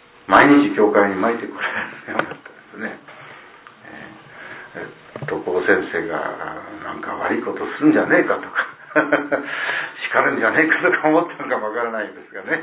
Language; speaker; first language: Japanese; native; Japanese